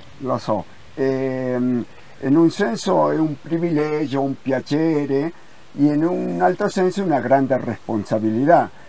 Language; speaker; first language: Italian; non-native, fluent; Spanish